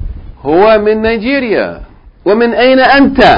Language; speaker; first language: Arabic; non-native, fluent; English